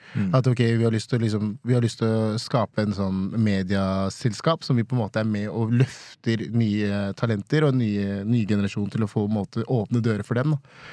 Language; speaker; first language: Norwegian; non-native, fluent; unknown